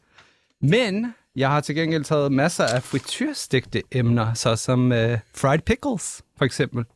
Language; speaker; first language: Danish; early bilingual, other home language; English